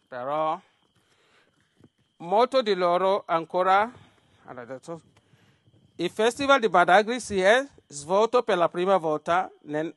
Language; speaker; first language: Italian; non-native, learner; Yoruba